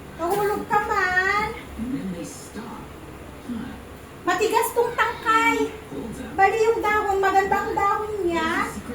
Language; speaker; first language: Filipino; native; Filipino